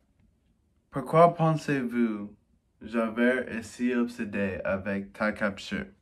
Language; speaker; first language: French; non-native, learner; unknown